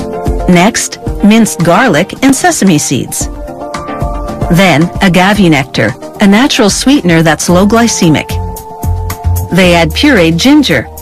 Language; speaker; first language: English; native; English